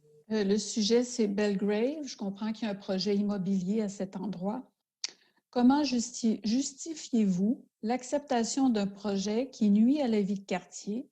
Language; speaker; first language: French; native; French